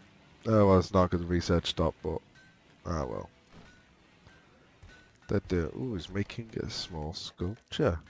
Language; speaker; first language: English; native; English